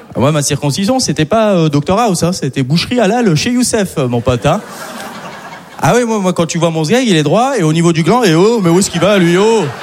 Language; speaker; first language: French; early bilingual, other home language; Arabic